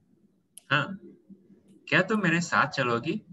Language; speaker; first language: Hindi; non-native, fluent; Indonesian